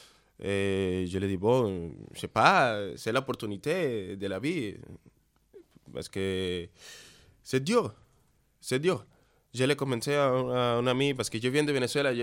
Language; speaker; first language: French; non-native, learner; Spanish